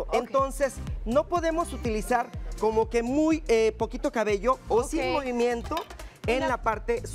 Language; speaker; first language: Spanish; native; Spanish